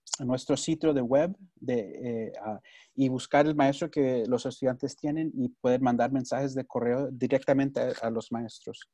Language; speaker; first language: Spanish; early bilingual, heritage; Spanish